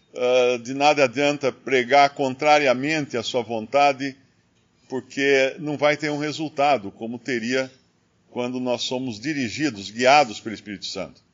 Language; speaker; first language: Portuguese; native; Portuguese